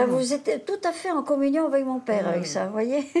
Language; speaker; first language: French; native; French